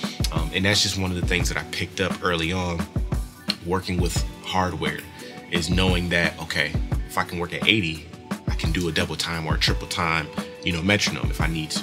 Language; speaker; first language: English; native; English